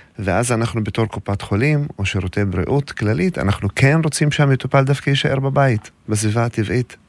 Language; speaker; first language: Hebrew; non-native, local second language; Arabic